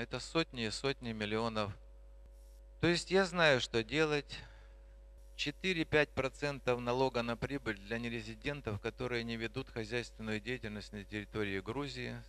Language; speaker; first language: Russian; non-native, local second language; Georgian